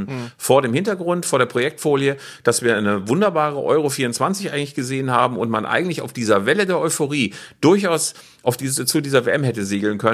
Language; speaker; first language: German; native; German